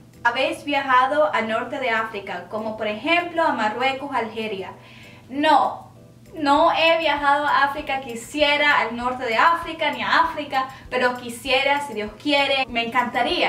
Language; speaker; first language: Spanish; early bilingual, heritage; Spanish